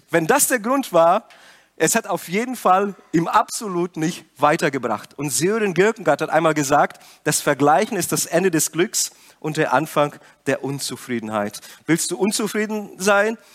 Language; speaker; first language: German; non-native, fluent; Portuguese